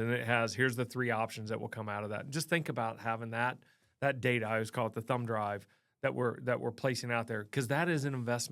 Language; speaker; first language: English; native; English